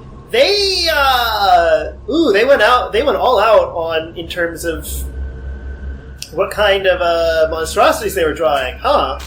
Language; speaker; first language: English; native; English